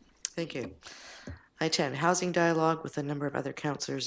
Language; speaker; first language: English; native; English